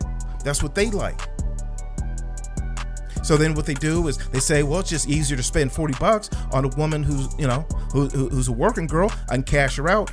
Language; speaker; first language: English; native; English